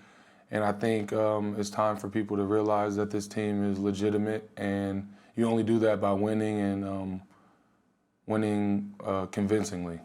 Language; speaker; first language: English; native; English